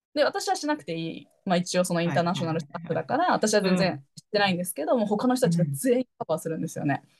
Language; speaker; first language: Japanese; native; Japanese